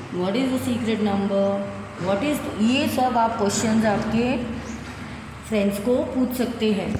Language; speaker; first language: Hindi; non-native, local second language; Gujarati